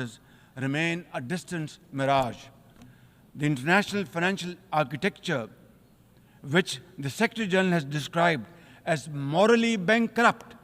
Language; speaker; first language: English; non-native, local second language; Urdu